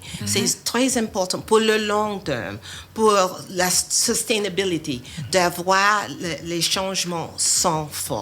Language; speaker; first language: French; non-native, fluent; English